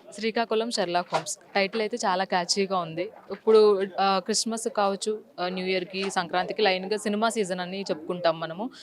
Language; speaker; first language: Telugu; native; Telugu